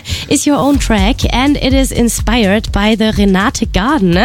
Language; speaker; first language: English; non-native, fluent; German